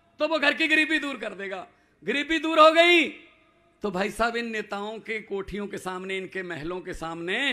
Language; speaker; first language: Hindi; non-native, local second language; Punjabi